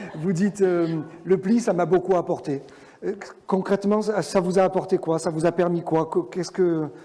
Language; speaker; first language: French; native; French